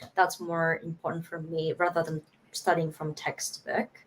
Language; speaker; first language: English; non-native, fluent; Japanese